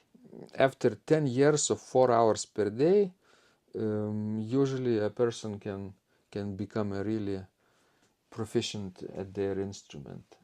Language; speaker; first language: English; non-native, fluent; Lithuanian